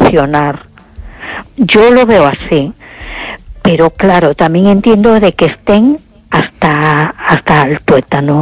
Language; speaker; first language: Spanish; native; Spanish